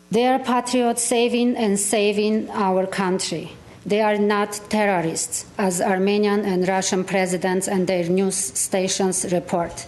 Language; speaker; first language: English; non-native, fluent; Armenian